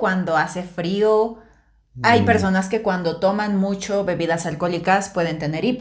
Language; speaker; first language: Spanish; native; Spanish